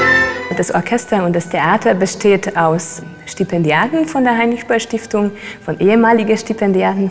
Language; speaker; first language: German; non-native, fluent; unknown